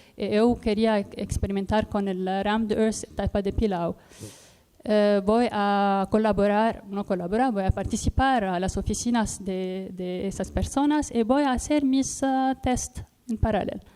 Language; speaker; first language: Spanish; non-native, learner; Arabic